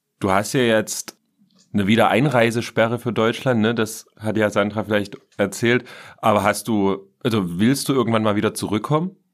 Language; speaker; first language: German; native; German